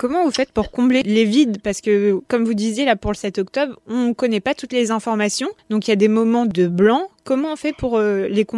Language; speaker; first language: French; native; French